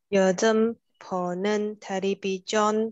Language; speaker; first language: Korean; non-native, learner; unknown